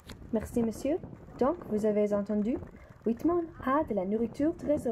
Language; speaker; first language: French; non-native, learner; English